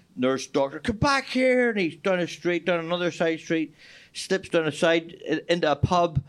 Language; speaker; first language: English; native; English